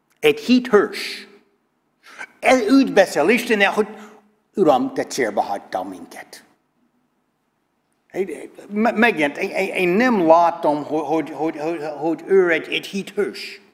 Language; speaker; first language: Hungarian; non-native, learner; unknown